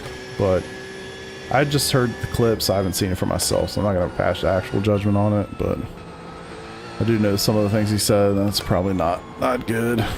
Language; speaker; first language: English; native; English